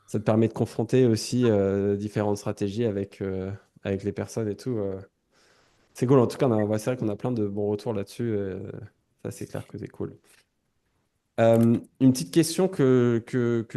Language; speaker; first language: French; native; French